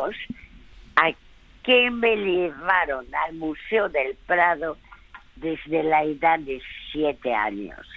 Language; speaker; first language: Spanish; early bilingual, other home language; French